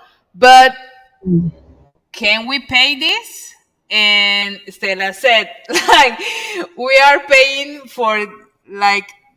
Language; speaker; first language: English; non-native, learner; Spanish